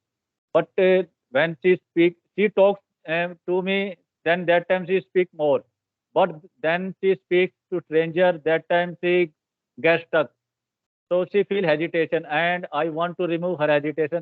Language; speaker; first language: English; non-native, learner; Hindi